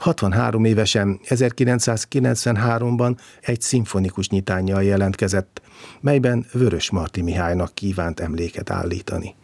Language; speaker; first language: Hungarian; native; Hungarian